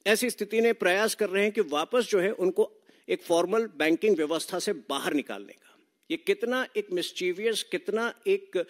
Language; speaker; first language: Hindi; native; Hindi